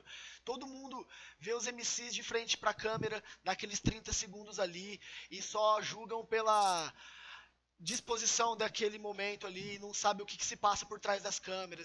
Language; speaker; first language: Portuguese; native; Portuguese